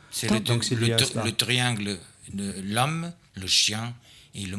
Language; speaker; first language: French; non-native, fluent; Portuguese